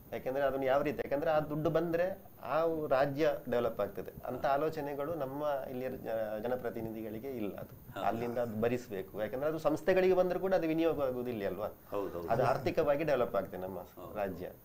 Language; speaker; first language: Kannada; non-native, local second language; Tulu